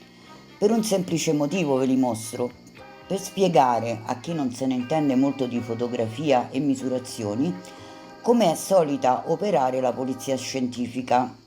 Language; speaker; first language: Italian; native; Italian